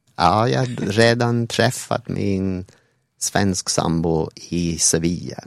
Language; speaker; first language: Swedish; non-native, fluent; English